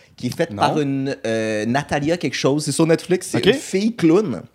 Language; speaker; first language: French; native; French